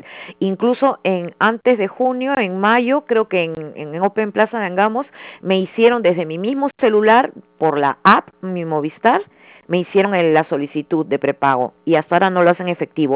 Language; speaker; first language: Spanish; native; Spanish